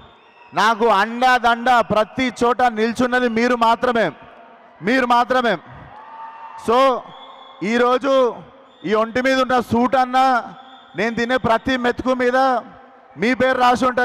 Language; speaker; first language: Telugu; native; Telugu